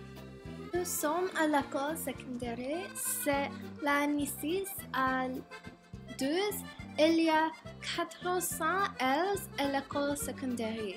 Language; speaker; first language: French; non-native, learner; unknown